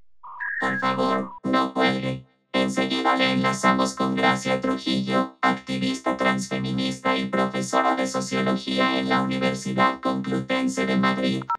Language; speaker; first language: Spanish; native; Spanish